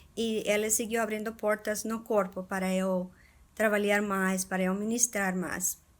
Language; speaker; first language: Portuguese; non-native, fluent; Spanish